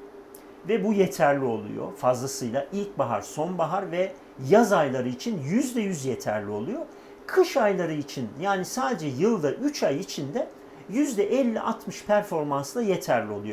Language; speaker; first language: Turkish; native; Turkish